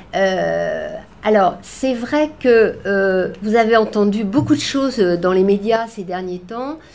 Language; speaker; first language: French; native; French